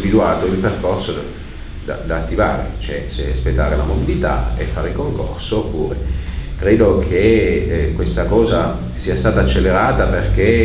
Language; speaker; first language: Italian; native; Italian